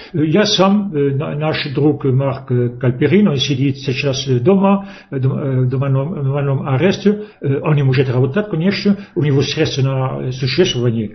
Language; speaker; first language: Russian; non-native, fluent; French